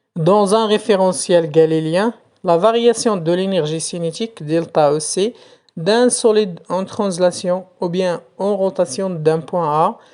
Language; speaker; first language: French; non-native, local second language; Arabic